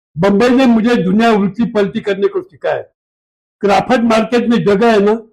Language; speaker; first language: Hindi; non-native, local second language; Marathi